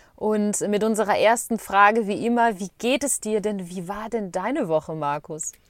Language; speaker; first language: German; early bilingual, other home language; Bosnian